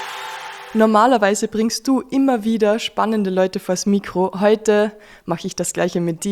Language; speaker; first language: German; native; German